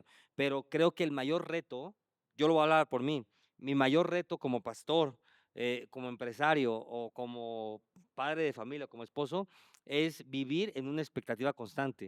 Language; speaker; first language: Spanish; native; Spanish